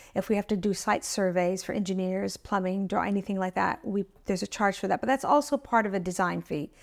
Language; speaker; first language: English; early bilingual, other home language; Italian